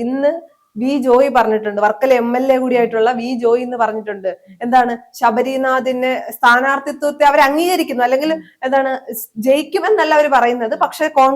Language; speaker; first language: Malayalam; native; Malayalam